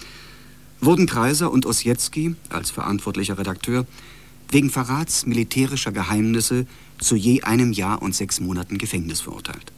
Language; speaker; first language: German; native; German